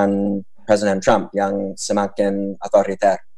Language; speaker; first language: Indonesian; non-native, fluent; English